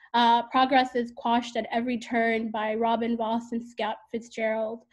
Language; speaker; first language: English; native; English